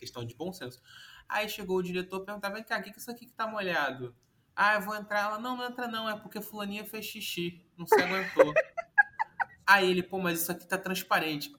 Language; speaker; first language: Portuguese; native; Portuguese